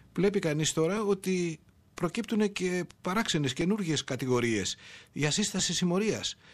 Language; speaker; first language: Greek; native; Greek